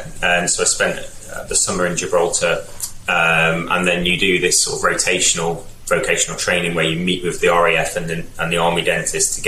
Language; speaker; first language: English; native; English